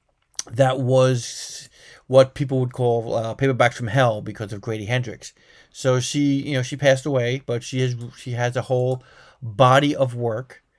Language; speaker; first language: English; native; English